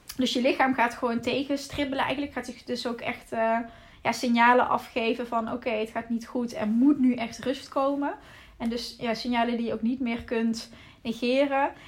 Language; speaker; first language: Dutch; native; Dutch